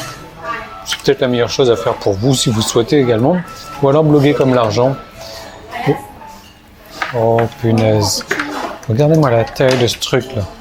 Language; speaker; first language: French; native; French